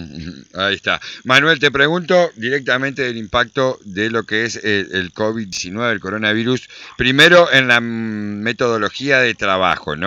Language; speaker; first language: Spanish; native; Spanish